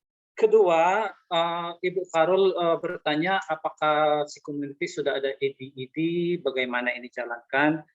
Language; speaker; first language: Indonesian; non-native, fluent; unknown